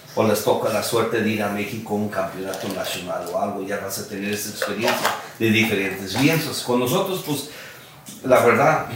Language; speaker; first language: Spanish; early bilingual, heritage; Spanish